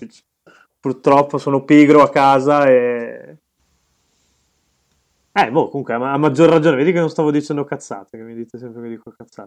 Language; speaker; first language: Italian; native; Italian